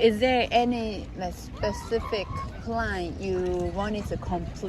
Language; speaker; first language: English; non-native, learner; Japanese